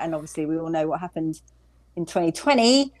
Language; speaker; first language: English; native; English